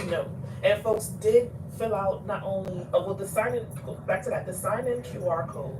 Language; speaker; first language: English; native; English